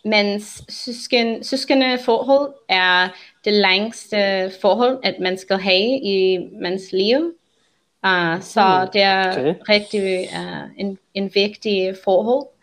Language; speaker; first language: Danish; non-native, learner; English